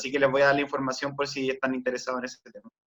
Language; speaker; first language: Spanish; native; Spanish